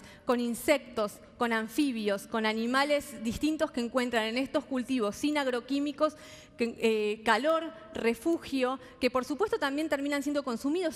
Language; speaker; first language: Spanish; native; Spanish